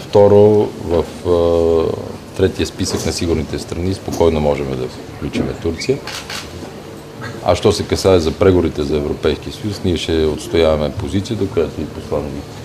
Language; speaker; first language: Bulgarian; native; Bulgarian